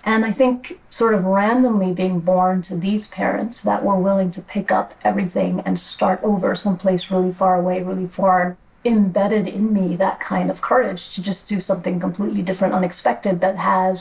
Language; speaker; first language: English; native; English